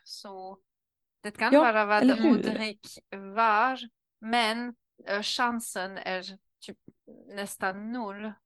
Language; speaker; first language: Swedish; non-native, learner; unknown